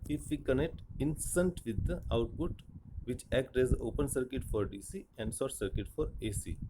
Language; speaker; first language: English; non-native, local second language; Gujarati